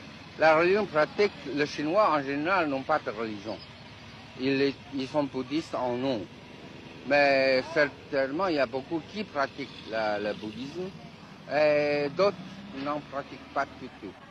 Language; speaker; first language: French; non-native, fluent; Chinese